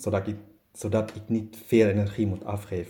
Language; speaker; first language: Dutch; non-native, learner; German